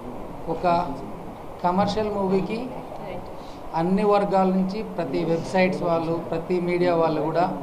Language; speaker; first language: Telugu; native; Telugu